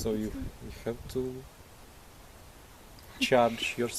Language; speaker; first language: English; non-native, learner; Ukrainian